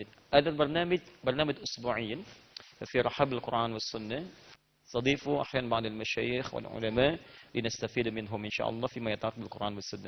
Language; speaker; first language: Arabic; non-native, fluent; Indonesian